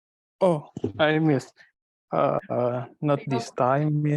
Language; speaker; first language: English; non-native, learner; Indonesian